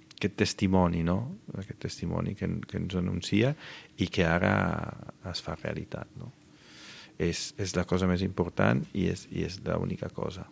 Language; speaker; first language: Catalan; non-native, fluent; Italian